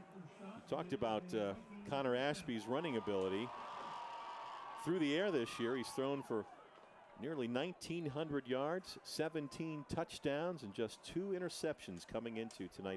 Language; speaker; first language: English; native; English